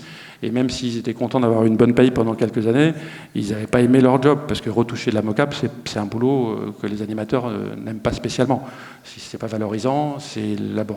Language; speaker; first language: French; native; French